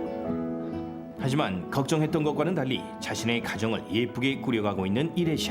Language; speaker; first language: Korean; native; Korean